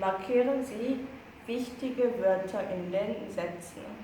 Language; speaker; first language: German; non-native, fluent; Korean